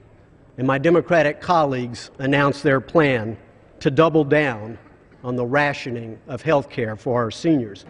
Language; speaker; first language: English; native; English